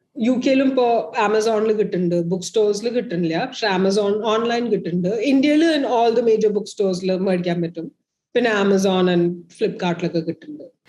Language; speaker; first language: Malayalam; early bilingual, heritage; Malayalam